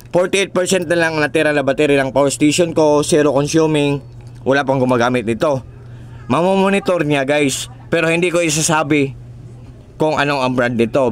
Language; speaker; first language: Filipino; non-native, local second language; Cebuano